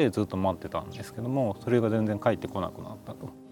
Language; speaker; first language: Japanese; native; Japanese